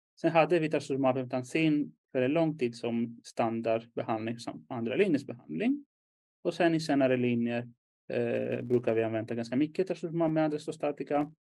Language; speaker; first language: Swedish; non-native, fluent; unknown